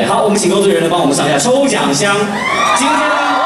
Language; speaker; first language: Chinese; native; Chinese